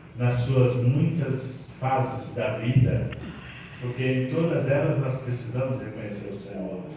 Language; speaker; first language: Portuguese; native; Portuguese